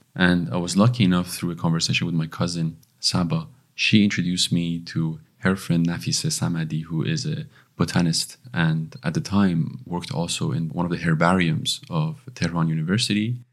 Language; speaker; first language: English; non-native, fluent; Persian